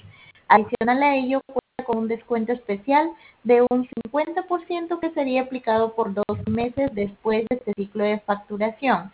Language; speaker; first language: Spanish; native; Spanish